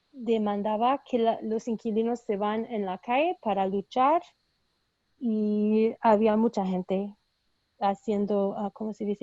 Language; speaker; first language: Spanish; early bilingual, heritage; Spanish